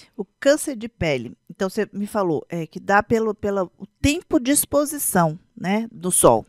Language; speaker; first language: Portuguese; native; Portuguese